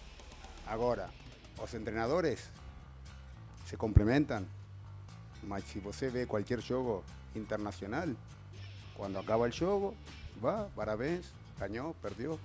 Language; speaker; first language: Portuguese; non-native, learner; Spanish